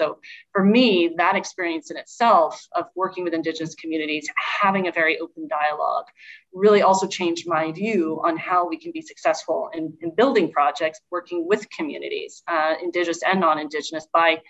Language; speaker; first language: English; native; English